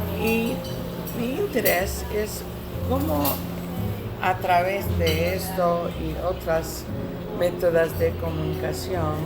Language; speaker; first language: Spanish; non-native, learner; English